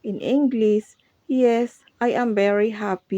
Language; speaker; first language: English; non-native, local second language; Filipino